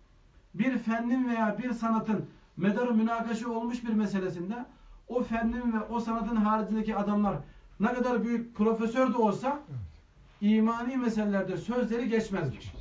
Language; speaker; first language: Turkish; native; Turkish